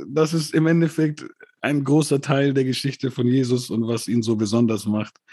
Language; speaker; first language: German; native; German